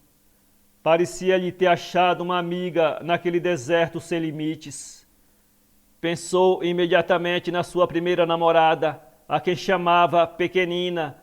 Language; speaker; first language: Portuguese; native; Portuguese